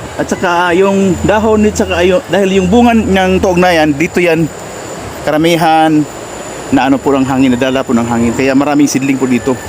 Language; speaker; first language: Filipino; non-native, local second language; Cebuano